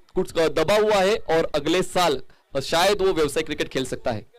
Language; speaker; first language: Hindi; non-native, local second language; Marathi